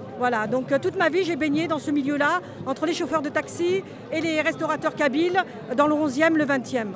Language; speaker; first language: French; early bilingual, other home language; Kabyle